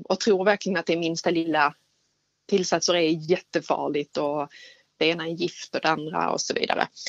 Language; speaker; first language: Swedish; native; Swedish